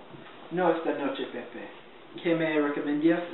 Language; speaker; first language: Spanish; non-native, learner; English